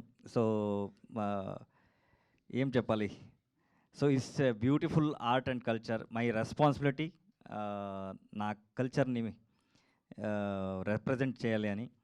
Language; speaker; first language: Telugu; non-native, learner; Kannada